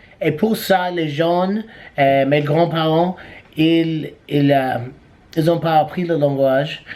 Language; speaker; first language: French; non-native, learner; English